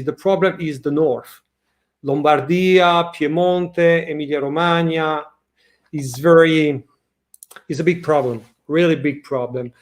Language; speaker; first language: English; non-native, learner; French